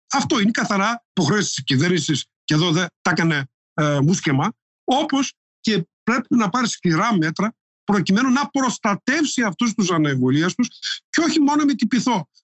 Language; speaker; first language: Greek; non-native, local second language; Turkish